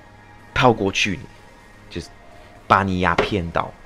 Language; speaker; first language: Chinese; non-native, fluent; English